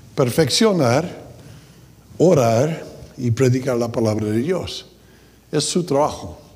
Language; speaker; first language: Spanish; non-native, fluent; English